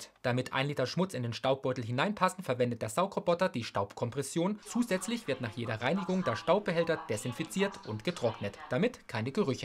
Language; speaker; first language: German; native; German